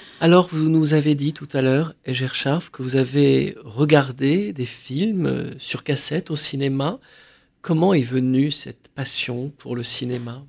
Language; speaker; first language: French; native; French